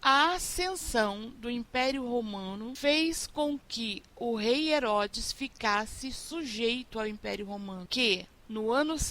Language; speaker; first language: Portuguese; native; Portuguese